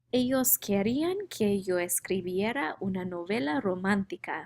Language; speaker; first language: Spanish; non-native, fluent; English